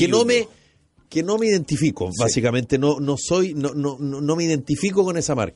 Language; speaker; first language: Spanish; native; Spanish